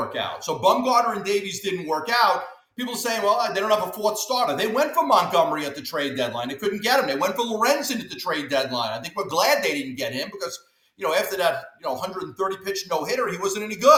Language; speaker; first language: English; native; English